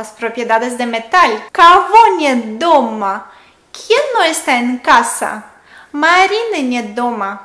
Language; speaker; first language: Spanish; non-native, fluent; Russian